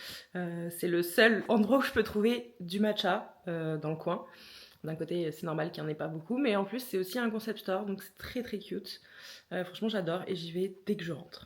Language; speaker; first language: French; native; French